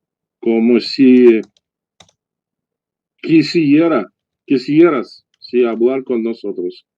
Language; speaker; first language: Spanish; non-native, learner; Russian